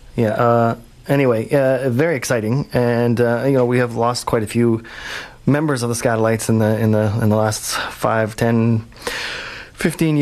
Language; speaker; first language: English; native; English